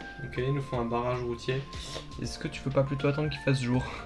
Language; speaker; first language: French; native; French